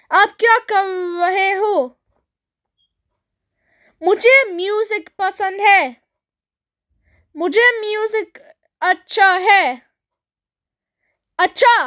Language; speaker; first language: Hindi; early bilingual, heritage; Hindi